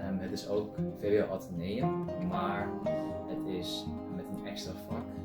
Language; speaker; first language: Dutch; early bilingual, other home language; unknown